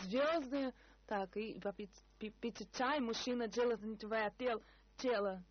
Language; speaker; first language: Russian; non-native, learner; Portuguese